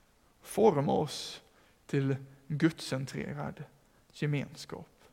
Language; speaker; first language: Swedish; native; Swedish